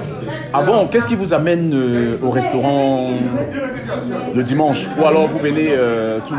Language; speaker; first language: French; native; French